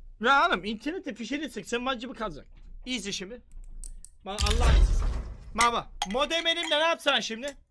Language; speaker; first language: Turkish; native; Turkish